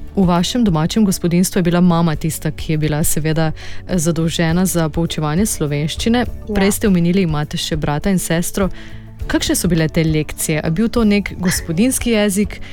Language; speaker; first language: Slovenian; native; Slovenian